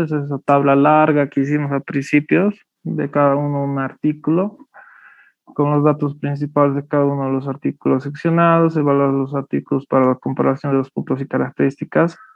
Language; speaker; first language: Spanish; native; Spanish